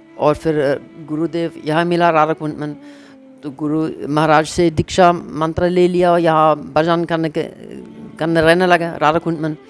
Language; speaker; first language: Hindi; non-native, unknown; German